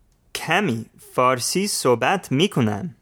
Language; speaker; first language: Persian; non-native, learner; English